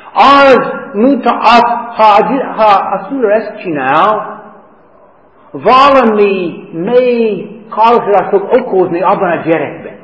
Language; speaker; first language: Hungarian; non-native, fluent; English